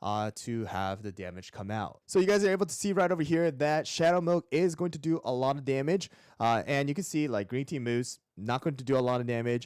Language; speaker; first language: English; native; English